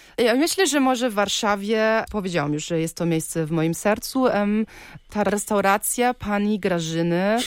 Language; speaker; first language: Polish; early bilingual, heritage; Polish